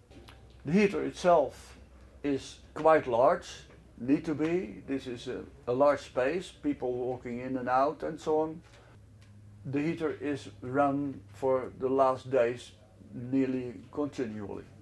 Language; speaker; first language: English; non-native, fluent; Dutch